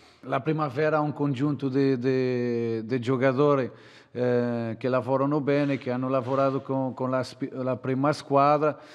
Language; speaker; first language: Italian; non-native, learner; Portuguese